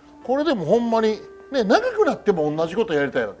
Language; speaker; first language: Japanese; native; Japanese